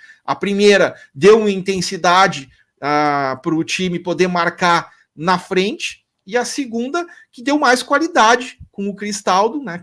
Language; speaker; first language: Portuguese; native; Portuguese